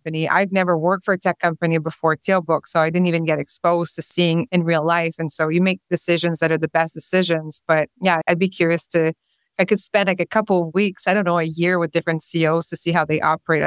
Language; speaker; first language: English; non-native, fluent; French